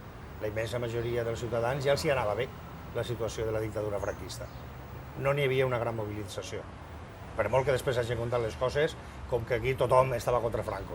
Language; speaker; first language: Catalan; native; Catalan